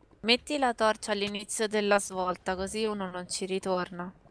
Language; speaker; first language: Italian; native; Italian